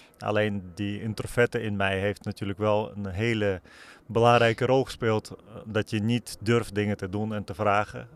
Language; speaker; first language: Dutch; non-native, fluent; Russian